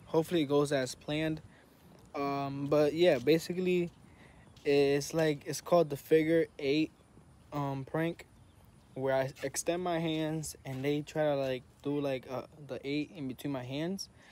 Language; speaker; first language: English; early bilingual, other home language; Spanish